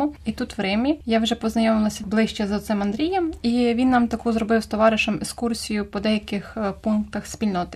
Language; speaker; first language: Ukrainian; native; Ukrainian